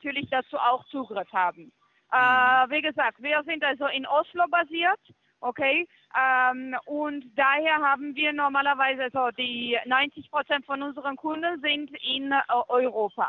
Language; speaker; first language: German; non-native, fluent; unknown